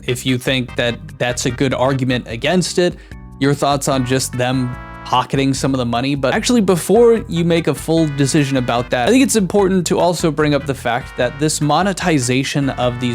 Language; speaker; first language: English; native; English